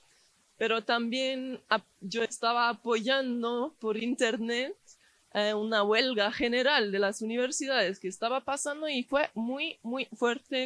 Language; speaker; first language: Spanish; non-native, fluent; English